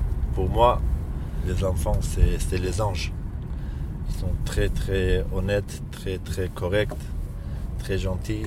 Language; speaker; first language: French; non-native, fluent; Kurdish